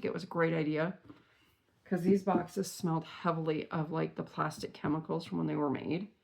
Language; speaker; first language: English; native; English